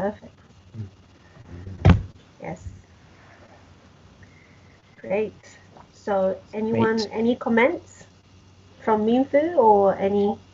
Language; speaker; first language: English; non-native, fluent; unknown